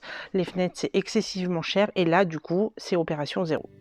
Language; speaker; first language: French; native; French